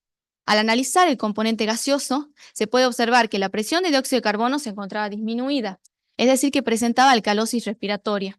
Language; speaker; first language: Spanish; native; Spanish